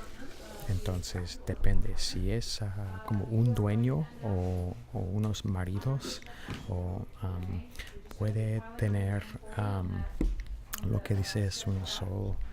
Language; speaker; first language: Spanish; non-native, fluent; English